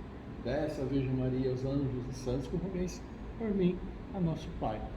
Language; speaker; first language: Portuguese; native; Portuguese